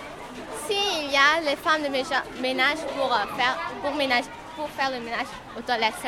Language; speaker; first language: French; non-native, learner; Lao